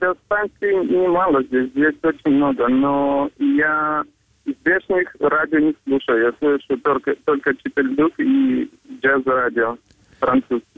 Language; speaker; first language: Russian; non-native, fluent; Romanian